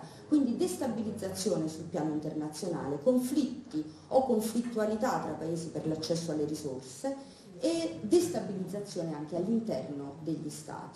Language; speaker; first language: Italian; native; Italian